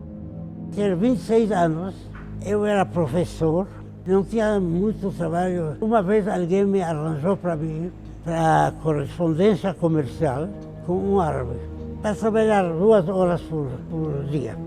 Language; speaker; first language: Portuguese; non-native, fluent; Arabic